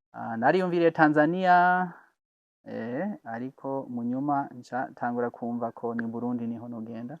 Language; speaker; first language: Rundi; non-native, fluent; English